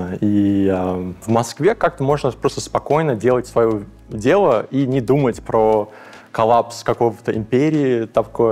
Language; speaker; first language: Russian; early bilingual, heritage; English